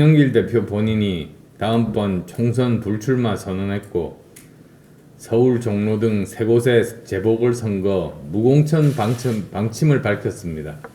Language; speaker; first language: Korean; native; Korean